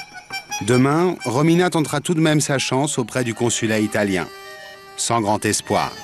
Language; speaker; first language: French; native; French